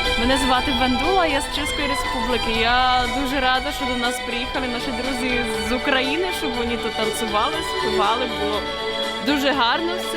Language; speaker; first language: Ukrainian; non-native, fluent; Czech